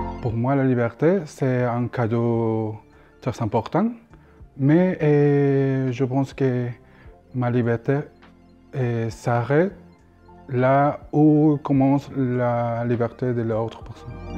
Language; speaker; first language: French; non-native, learner; Spanish